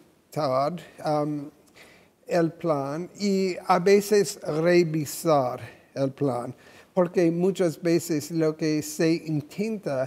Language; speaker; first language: Spanish; non-native, fluent; English